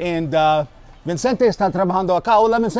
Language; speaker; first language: Spanish; non-native, learner; English